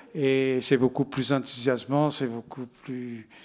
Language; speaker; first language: French; non-native, fluent; Portuguese